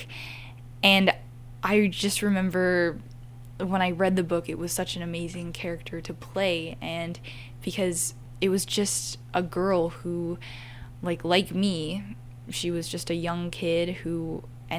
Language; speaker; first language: English; native; English